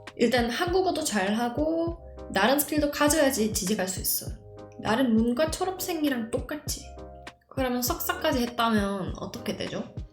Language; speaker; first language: Korean; non-native, fluent; Czech